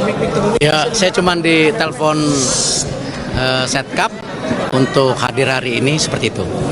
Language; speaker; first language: Indonesian; native; Indonesian